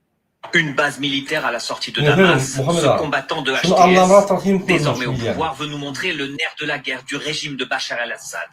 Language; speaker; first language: French; native; French